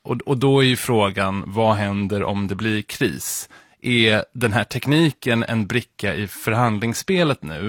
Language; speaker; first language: Swedish; native; Swedish